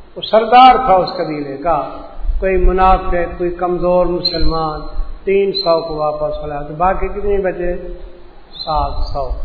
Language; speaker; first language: Urdu; non-native, local second language; Punjabi